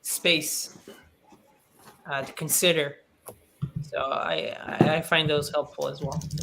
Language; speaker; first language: English; native; English